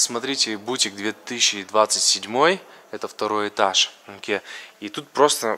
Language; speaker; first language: Russian; native; Russian